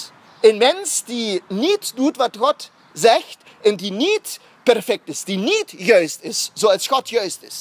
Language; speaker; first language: Dutch; non-native, fluent; German